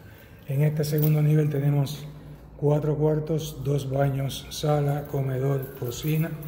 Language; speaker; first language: Spanish; native; Spanish